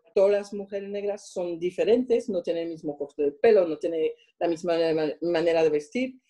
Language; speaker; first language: Spanish; non-native, fluent; French